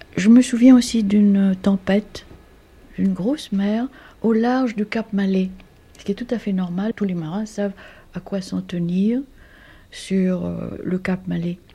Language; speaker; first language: French; non-native, fluent; Greek